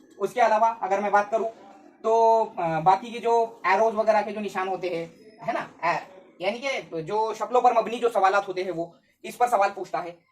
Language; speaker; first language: Hindi; native; Hindi